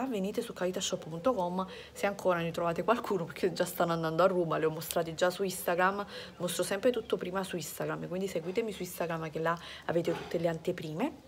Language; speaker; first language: Italian; native; Italian